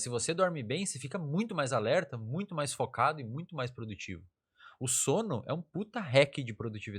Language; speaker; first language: Portuguese; native; Portuguese